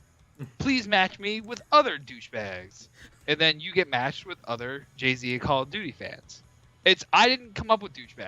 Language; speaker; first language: English; native; English